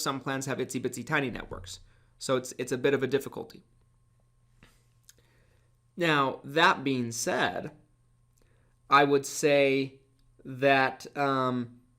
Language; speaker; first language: English; native; English